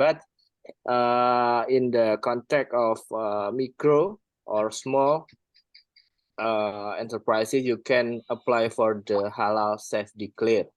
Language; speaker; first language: English; non-native, fluent; Indonesian